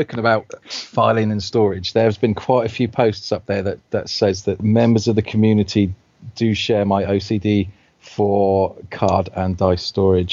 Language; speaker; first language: English; native; English